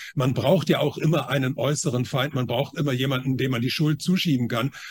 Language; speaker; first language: German; non-native, fluent; Chinese